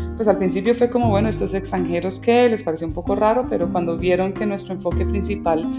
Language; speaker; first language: Spanish; early bilingual, other home language; English